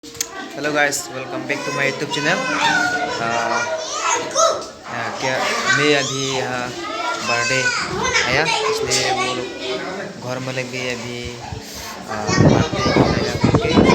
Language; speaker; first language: Hindi; non-native, local second language; Karbi